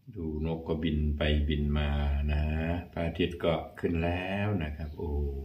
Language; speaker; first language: Thai; native; Thai